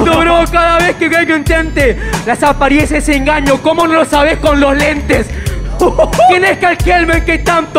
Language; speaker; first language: Spanish; native; Spanish